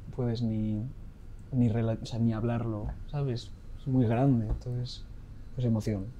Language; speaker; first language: Spanish; native; Spanish